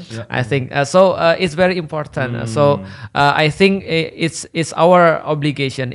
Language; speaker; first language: English; non-native, fluent; Indonesian